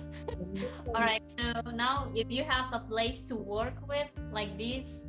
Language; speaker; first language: English; non-native, learner; Indonesian